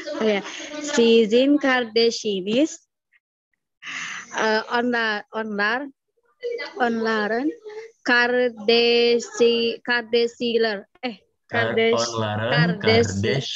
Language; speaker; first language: Turkish; non-native, learner; Indonesian